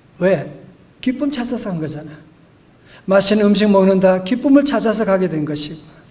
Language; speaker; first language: Korean; native; Korean